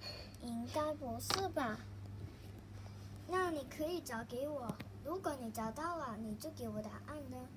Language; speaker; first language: Chinese; non-native, learner; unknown